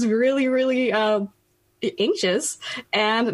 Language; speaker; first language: English; non-native, fluent; Persian